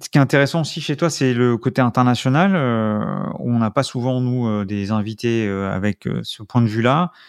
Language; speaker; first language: French; native; French